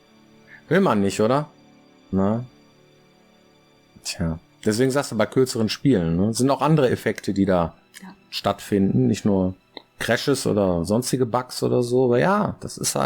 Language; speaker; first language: German; native; German